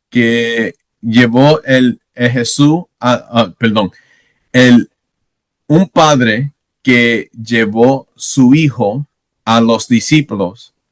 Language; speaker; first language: Spanish; non-native, learner; English